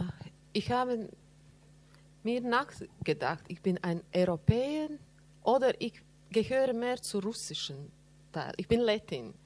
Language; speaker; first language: German; non-native, learner; Latvian